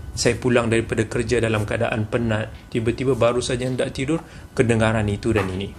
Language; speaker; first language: Malay; native; Malay